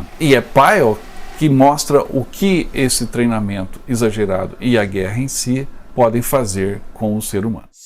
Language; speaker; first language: Portuguese; native; Portuguese